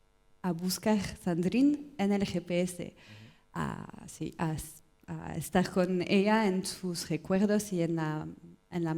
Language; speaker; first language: Spanish; non-native, learner; French